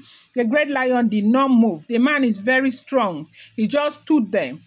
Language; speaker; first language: English; non-native, local second language; Yoruba